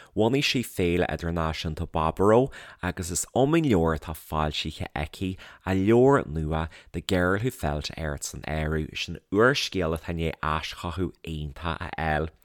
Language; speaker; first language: Irish; native; Irish